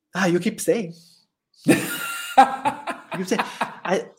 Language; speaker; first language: English; non-native, fluent; Italian